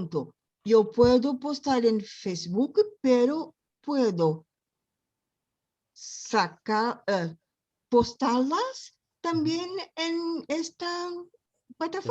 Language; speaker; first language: Spanish; non-native, learner; Portuguese